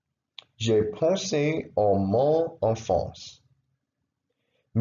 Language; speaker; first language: French; non-native, learner; English